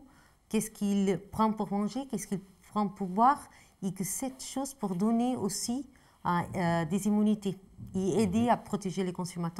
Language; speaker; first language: French; non-native, fluent; Portuguese